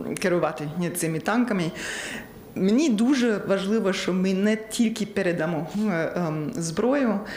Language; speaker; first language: Ukrainian; non-native, learner; German